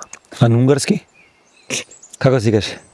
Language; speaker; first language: Macedonian; native; Macedonian